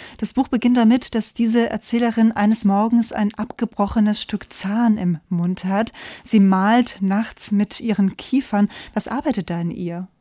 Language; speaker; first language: German; native; German